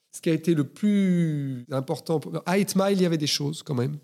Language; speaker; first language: French; native; French